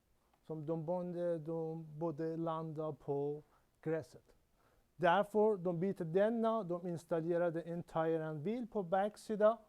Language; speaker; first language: Swedish; non-native, learner; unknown